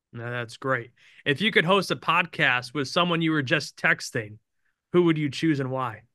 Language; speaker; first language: English; native; English